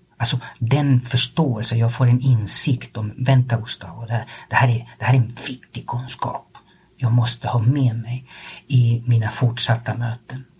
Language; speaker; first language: Swedish; early bilingual, other home language; Spanish